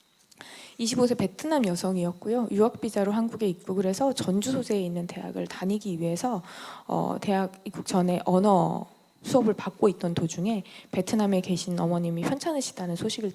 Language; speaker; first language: Korean; native; Korean